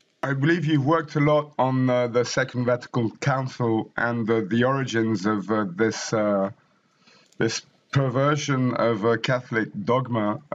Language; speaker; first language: English; non-native, fluent; French